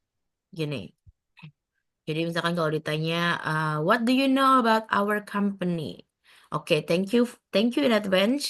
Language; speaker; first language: English; non-native, fluent; Indonesian